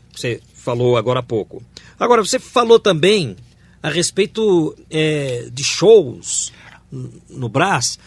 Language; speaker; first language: Portuguese; native; Portuguese